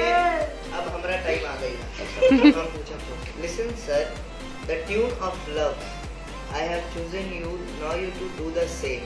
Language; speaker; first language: Hindi; native; Hindi